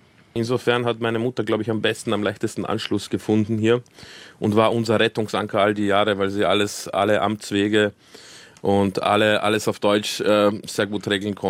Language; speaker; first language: German; early bilingual, other home language; Croatian